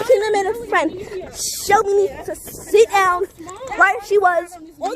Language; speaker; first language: English; native; English